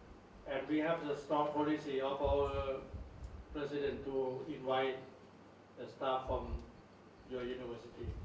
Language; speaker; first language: English; non-native, learner; Thai